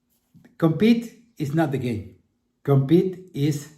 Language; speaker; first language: English; non-native, fluent; Spanish